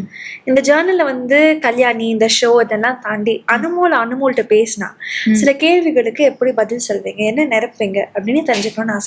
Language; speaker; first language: Tamil; native; Tamil